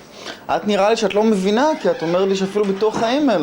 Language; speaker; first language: Hebrew; native; Hebrew